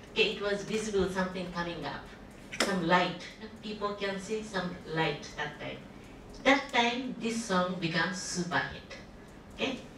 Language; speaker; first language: English; non-native, local second language; Japanese